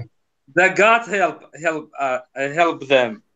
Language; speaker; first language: English; non-native, learner; Kurdish